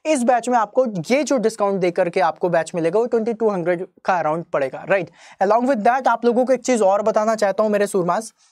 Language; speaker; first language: Hindi; native; Hindi